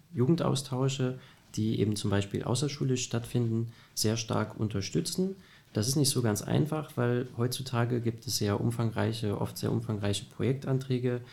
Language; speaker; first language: German; native; German